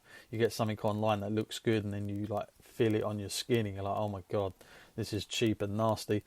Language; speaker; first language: English; native; English